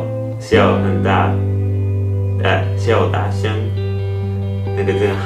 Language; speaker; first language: Chinese; non-native, fluent; Czech